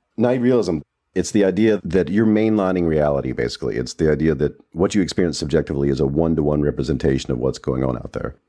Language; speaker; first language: English; non-native, fluent; German